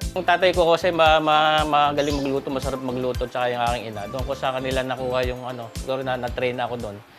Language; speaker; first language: Filipino; native; Filipino